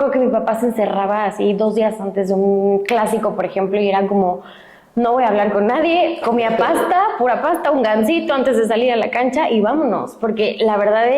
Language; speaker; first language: Spanish; native; Spanish